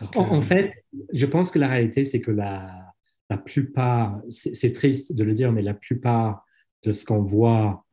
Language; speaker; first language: French; non-native, fluent; English